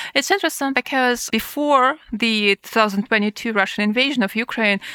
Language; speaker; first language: English; non-native, fluent; Russian